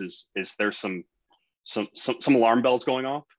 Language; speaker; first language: English; native; English